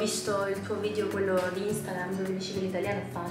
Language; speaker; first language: Italian; native; Italian